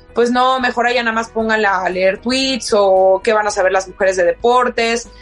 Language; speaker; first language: Spanish; native; Spanish